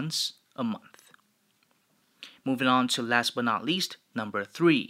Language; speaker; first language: English; non-native, fluent; Chinese